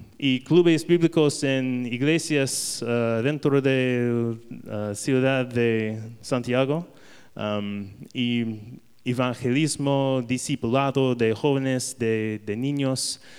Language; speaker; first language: Spanish; non-native, learner; English